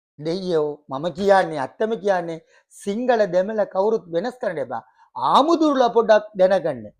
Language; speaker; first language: Sinhala; non-native, local second language; Tamil